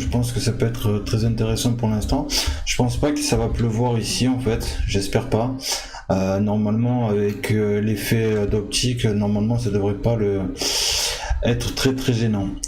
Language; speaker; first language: French; native; French